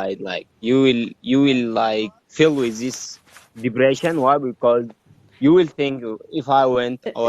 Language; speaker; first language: English; non-native, learner; Arabic